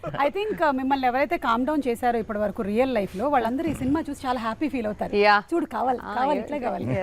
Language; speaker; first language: Telugu; native; Telugu